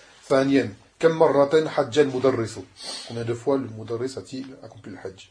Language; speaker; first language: Arabic; non-native, fluent; French